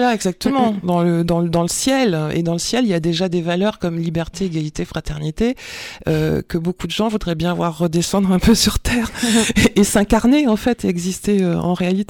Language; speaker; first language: French; native; French